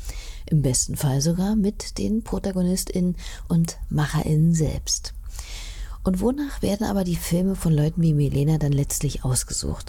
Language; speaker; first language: German; native; German